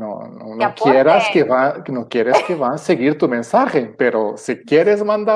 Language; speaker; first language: Spanish; non-native, fluent; Portuguese